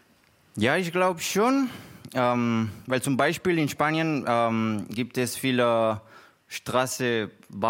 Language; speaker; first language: German; non-native, learner; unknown